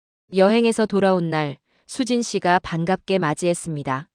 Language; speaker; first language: Korean; native; Korean